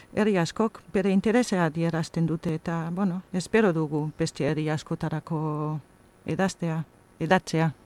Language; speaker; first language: Basque; non-native, fluent; German